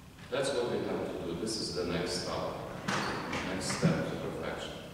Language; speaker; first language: English; non-native, fluent; Ukrainian